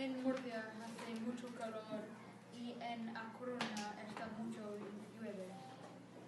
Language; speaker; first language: Spanish; non-native, learner; English